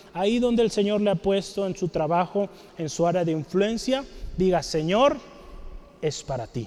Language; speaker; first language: Spanish; native; Spanish